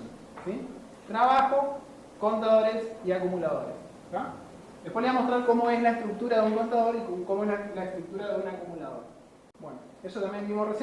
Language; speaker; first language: Spanish; native; Spanish